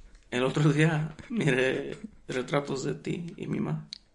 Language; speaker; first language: Spanish; early bilingual, other home language; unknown